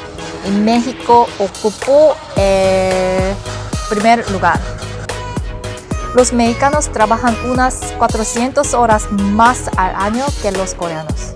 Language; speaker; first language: Spanish; non-native, fluent; Korean